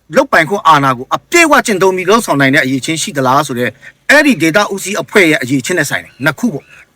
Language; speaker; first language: Burmese; non-native, local second language; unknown